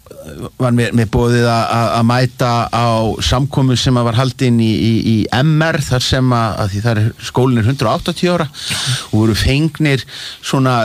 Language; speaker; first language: Icelandic; native; Icelandic